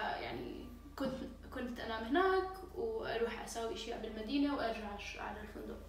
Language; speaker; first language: Arabic; native; Arabic